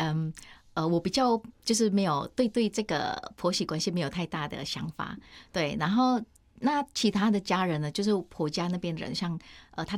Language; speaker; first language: Chinese; non-native, fluent; Indonesian